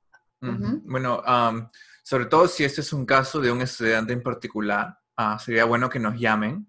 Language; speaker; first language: Spanish; non-native, fluent; English